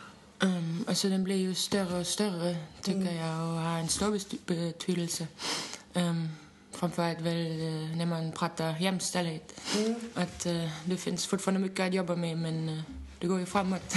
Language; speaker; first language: Swedish; non-native, fluent; German